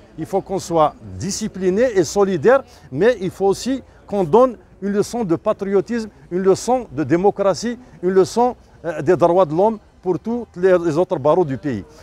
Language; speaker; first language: French; non-native, local second language; Kabyle